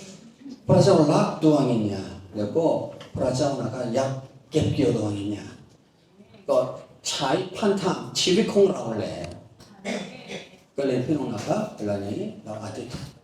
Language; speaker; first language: Thai; non-native, fluent; Korean